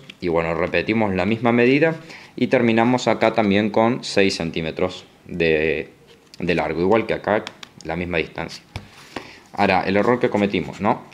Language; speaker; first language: Spanish; native; Spanish